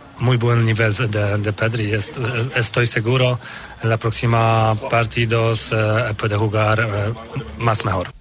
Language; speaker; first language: Spanish; non-native, learner; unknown